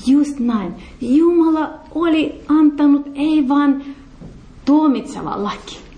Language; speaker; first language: Finnish; non-native, learner; Russian